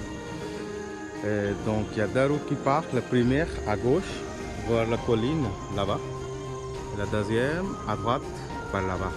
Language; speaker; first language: French; non-native, fluent; Hindi